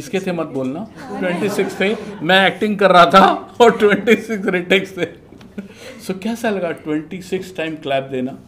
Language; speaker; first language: Hindi; native; Hindi